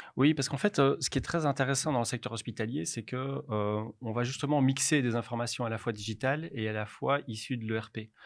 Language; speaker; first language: French; native; French